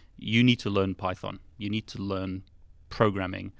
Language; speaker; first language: English; native; English